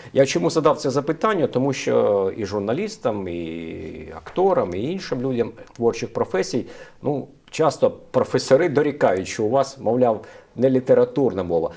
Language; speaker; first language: Ukrainian; native; Ukrainian